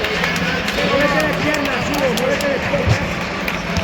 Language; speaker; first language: Spanish; non-native, local second language; Catalan